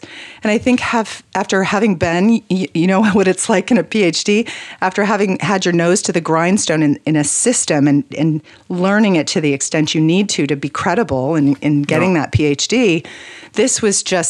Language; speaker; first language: English; native; English